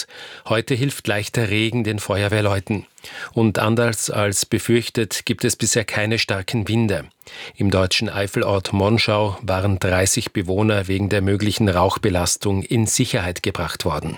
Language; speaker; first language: German; native; German